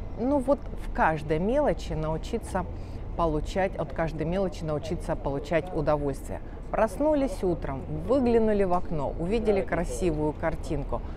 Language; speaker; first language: Russian; native; Russian